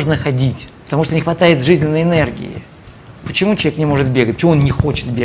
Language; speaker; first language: Russian; native; Russian